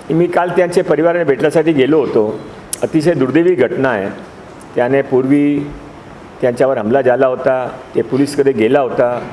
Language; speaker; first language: Marathi; non-native, local second language; Hindi